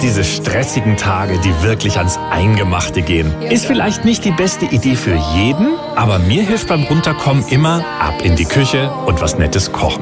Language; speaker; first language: German; native; German